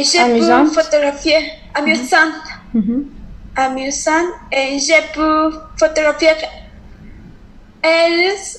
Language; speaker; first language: French; non-native, learner; Spanish